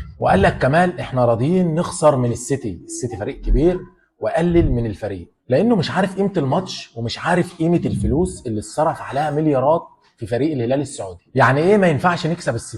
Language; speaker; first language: Arabic; native; Arabic